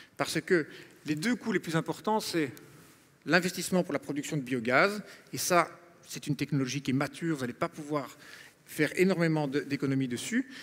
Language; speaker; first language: French; native; French